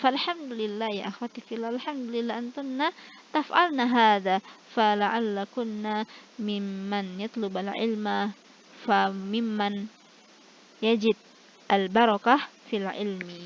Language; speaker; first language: Arabic; non-native, fluent; Indonesian